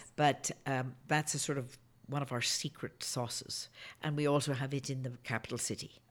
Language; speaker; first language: English; native; English